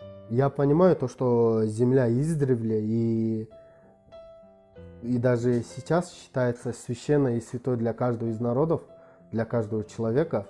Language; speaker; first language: Russian; non-native, local second language; Kyrgyz